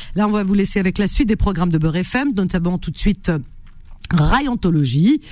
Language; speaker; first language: French; native; French